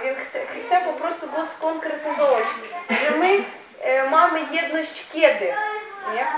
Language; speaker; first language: Polish; non-native, fluent; Ukrainian